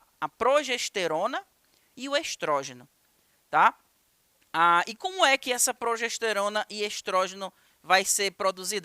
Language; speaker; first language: Portuguese; native; Portuguese